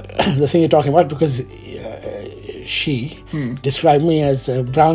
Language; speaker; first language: English; native; English